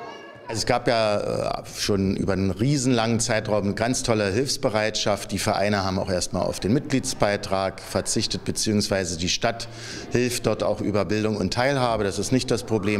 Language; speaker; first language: German; native; German